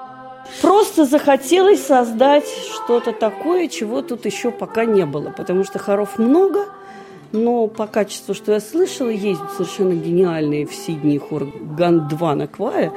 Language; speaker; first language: Russian; native; Russian